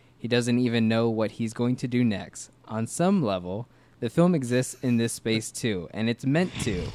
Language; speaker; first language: English; native; English